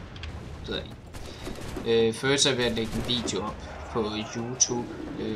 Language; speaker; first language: Danish; native; Danish